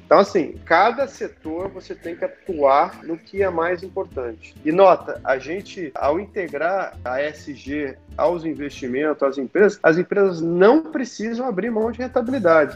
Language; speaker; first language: Portuguese; native; Portuguese